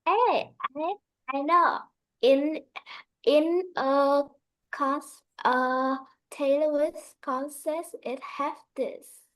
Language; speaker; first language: English; non-native, learner; Vietnamese